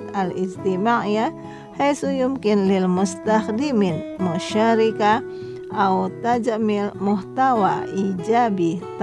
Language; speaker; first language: Arabic; non-native, fluent; Indonesian